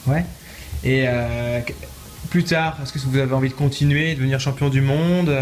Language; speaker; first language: French; native; French